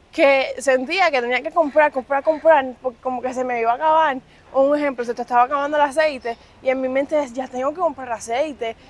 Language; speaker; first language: Spanish; native; Spanish